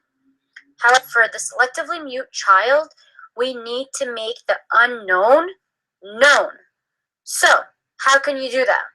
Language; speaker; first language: English; native; English